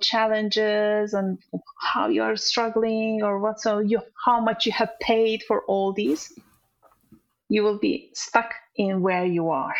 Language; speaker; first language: English; non-native, fluent; Turkish